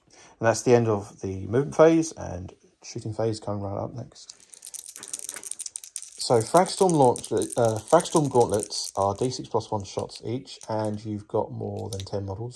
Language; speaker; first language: English; native; English